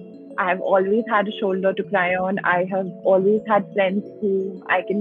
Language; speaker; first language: English; non-native, local second language; Hindi